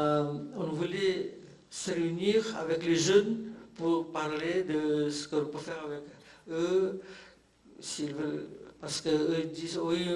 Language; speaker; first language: French; non-native, fluent; Indonesian